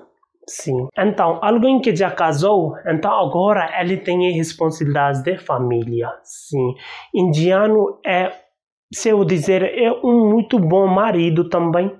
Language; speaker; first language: Portuguese; non-native, learner; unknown